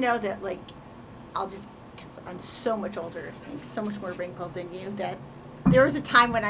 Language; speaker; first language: English; native; English